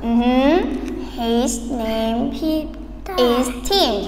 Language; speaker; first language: English; non-native, fluent; Vietnamese